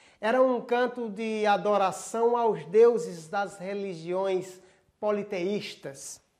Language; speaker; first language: Portuguese; native; Portuguese